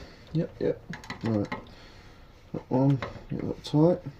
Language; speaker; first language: English; native; English